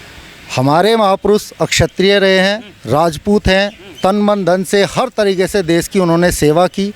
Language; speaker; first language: Hindi; native; Hindi